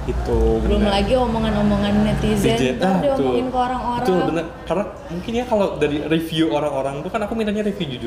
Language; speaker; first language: Indonesian; native; Indonesian